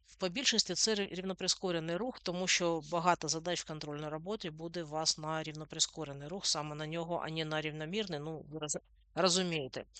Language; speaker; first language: Ukrainian; non-native, local second language; Russian